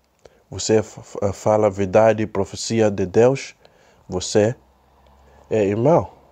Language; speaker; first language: Portuguese; non-native, learner; Spanish